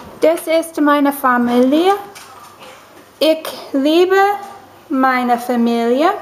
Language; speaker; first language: German; non-native, learner; English